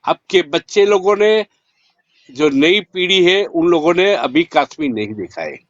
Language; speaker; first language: Hindi; non-native, local second language; Gujarati